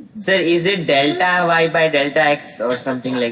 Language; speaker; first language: English; non-native, learner; Hindi